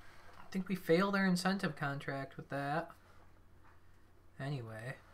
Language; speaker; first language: English; native; English